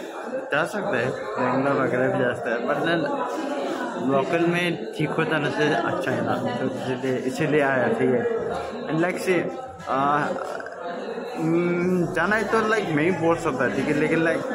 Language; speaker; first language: Hindi; non-native, local second language; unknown